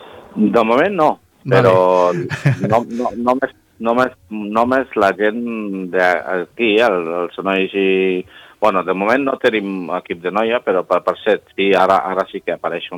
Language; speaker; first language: Catalan; non-native, learner; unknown